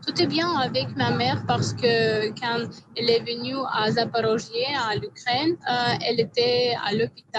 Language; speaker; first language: French; non-native, fluent; Russian